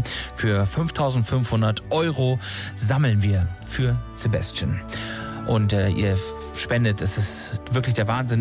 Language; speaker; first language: German; native; German